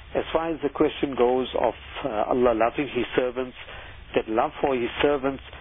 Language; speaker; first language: English; native; English